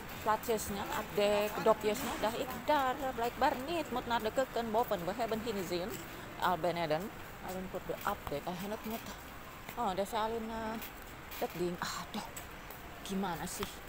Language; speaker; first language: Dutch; non-native, learner; Indonesian